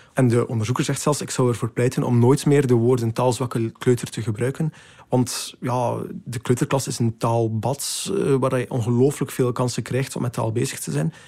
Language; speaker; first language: Dutch; native; Dutch